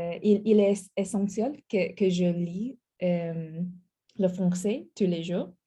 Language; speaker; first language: French; non-native, learner; English